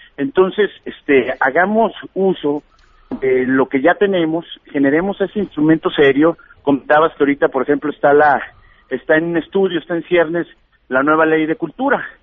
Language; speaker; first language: Spanish; native; Spanish